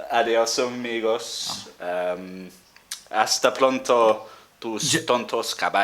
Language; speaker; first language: Spanish; non-native, learner; English